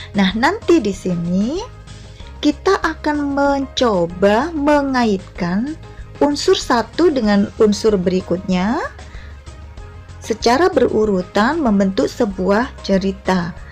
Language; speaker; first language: Indonesian; non-native, local second language; Javanese